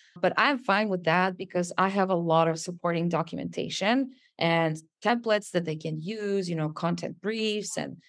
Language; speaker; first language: English; non-native, fluent; Serbian